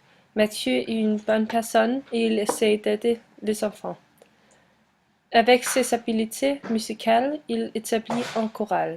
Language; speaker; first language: French; non-native, learner; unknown